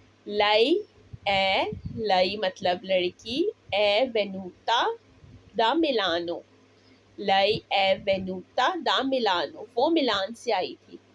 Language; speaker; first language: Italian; non-native, learner; Urdu